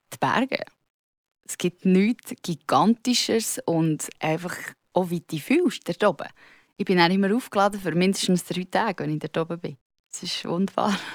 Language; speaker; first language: German; native; German